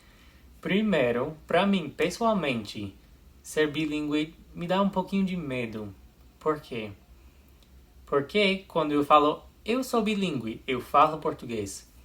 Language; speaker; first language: Portuguese; non-native, fluent; English